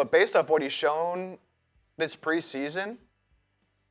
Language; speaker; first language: English; native; English